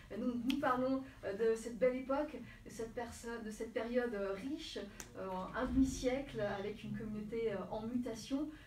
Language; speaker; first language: French; native; French